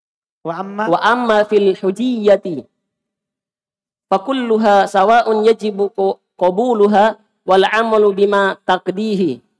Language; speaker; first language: Arabic; non-native, learner; Indonesian